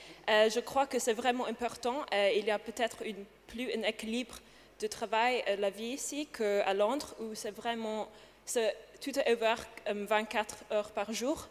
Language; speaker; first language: French; non-native, learner; English